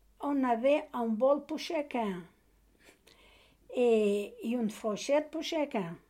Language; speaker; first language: French; non-native, learner; Portuguese